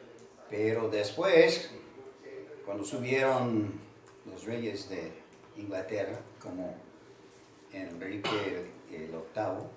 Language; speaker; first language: Spanish; non-native, fluent; English